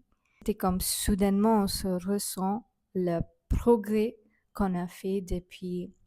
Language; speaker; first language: French; non-native, fluent; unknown